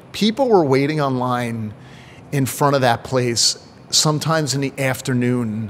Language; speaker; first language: English; native; English